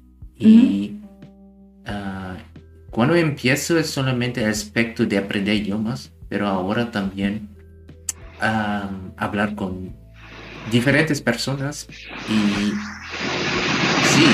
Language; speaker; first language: Spanish; non-native, learner; German